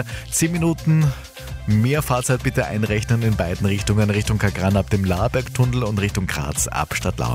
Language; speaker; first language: German; native; German